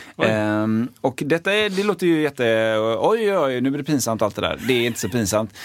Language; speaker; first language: Swedish; native; Swedish